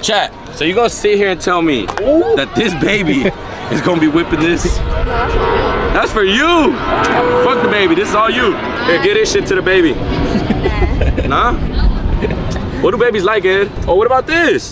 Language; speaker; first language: English; early bilingual, other home language; Spanish